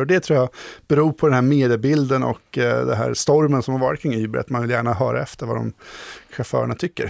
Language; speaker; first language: Swedish; native; Swedish